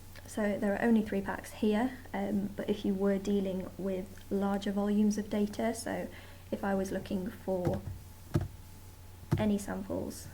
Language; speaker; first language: English; native; English